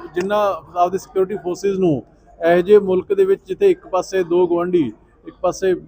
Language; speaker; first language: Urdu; non-native, local second language; Punjabi